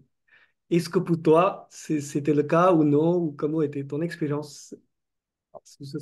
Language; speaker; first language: French; non-native, fluent; Marathi